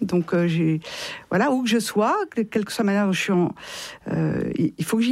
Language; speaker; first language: French; native; French